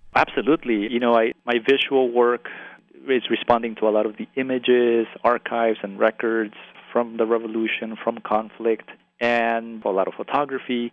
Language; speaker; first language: English; early bilingual, other home language; Spanish